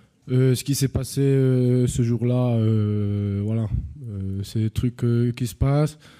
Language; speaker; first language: French; non-native, fluent; Spanish